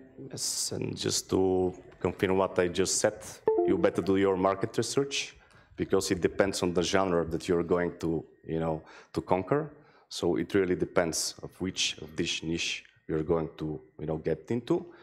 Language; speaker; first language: English; non-native, fluent; Bulgarian